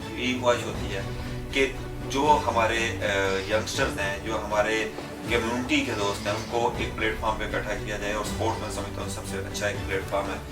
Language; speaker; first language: Urdu; non-native, local second language; Punjabi